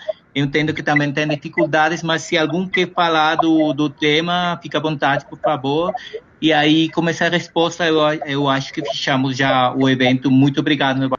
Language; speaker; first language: Portuguese; non-native, fluent; Spanish